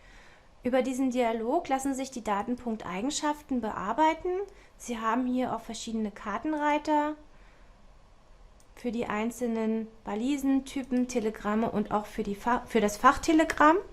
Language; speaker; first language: German; native; German